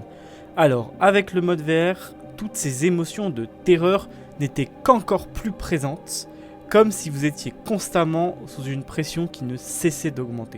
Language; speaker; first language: French; native; French